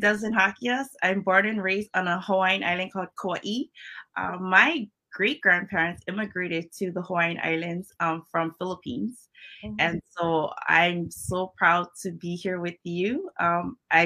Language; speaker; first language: English; early bilingual, other home language; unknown